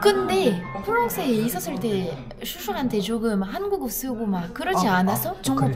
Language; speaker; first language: Korean; non-native, fluent; French